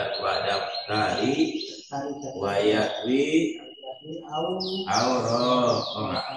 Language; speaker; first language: Arabic; non-native, learner; Indonesian